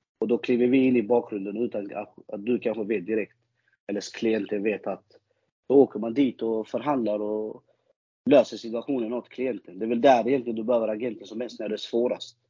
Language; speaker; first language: Swedish; early bilingual, other home language; Albanian